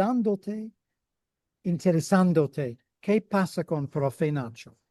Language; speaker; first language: Spanish; non-native, fluent; English